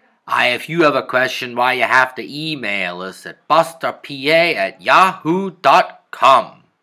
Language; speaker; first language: English; early bilingual, other home language; German